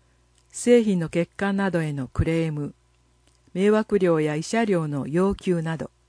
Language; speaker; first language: Japanese; native; Japanese